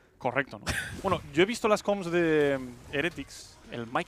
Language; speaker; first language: Spanish; native; Spanish